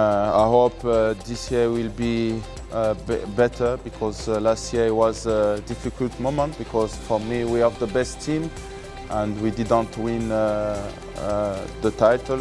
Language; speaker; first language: English; non-native, learner; French